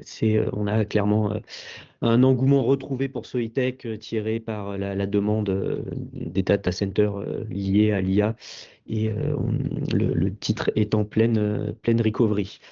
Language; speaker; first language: French; native; French